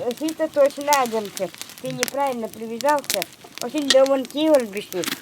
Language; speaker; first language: Russian; non-native, local second language; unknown